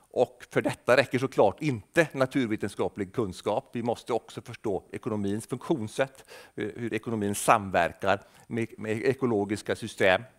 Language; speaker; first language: Swedish; native; Swedish